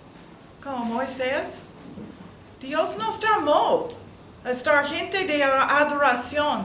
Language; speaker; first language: Spanish; non-native, learner; English